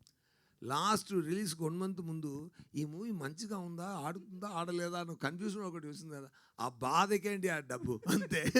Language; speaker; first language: Telugu; non-native, learner; Tamil